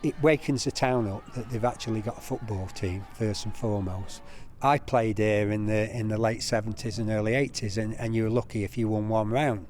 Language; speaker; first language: English; native; English